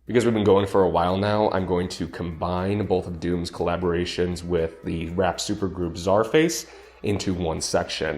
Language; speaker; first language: English; native; English